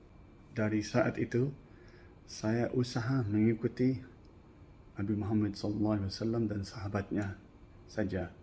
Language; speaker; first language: Indonesian; non-native, fluent; English